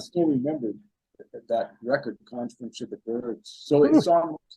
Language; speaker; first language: English; native; English